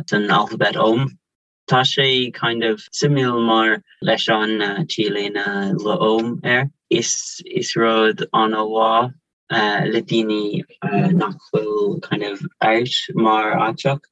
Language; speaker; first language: Irish; non-native, local second language; English